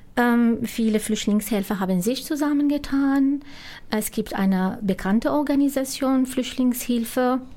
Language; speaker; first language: German; non-native, fluent; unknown